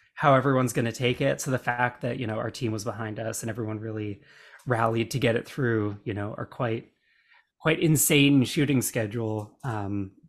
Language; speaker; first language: English; native; English